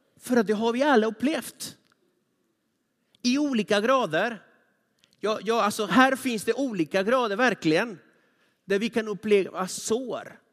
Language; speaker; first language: Swedish; non-native, fluent; Spanish